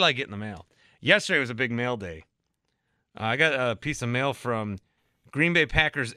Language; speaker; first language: English; native; English